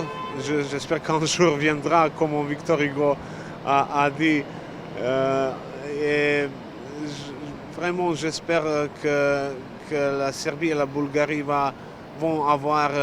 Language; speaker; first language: French; non-native, learner; Serbian